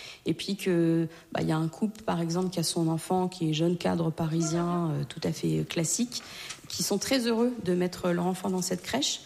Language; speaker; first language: French; native; French